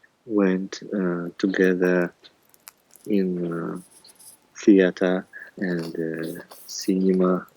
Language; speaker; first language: English; non-native, learner; Russian